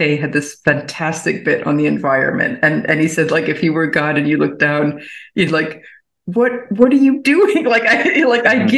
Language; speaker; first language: English; native; English